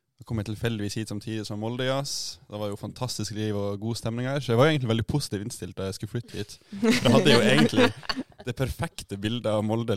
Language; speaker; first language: Norwegian; native; Norwegian